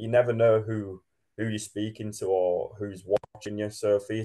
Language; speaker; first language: English; native; English